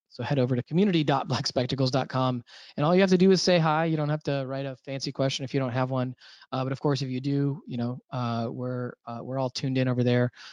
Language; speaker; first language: English; native; English